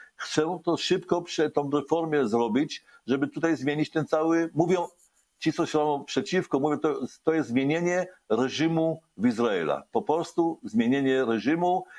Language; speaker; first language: Polish; early bilingual, heritage; Hebrew